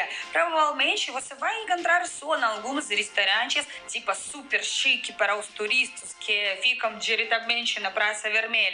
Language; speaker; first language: Portuguese; non-native, fluent; Russian